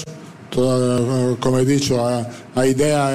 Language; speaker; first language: Portuguese; non-native, learner; Spanish